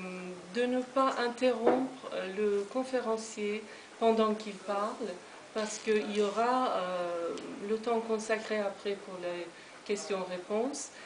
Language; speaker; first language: French; non-native, fluent; Persian